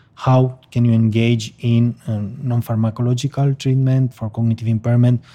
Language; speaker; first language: English; non-native, fluent; Spanish